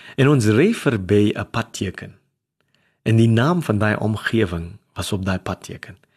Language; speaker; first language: Afrikaans; non-native, local second language; English